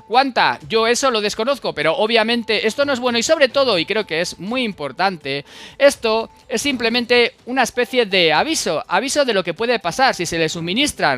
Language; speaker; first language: Spanish; native; Spanish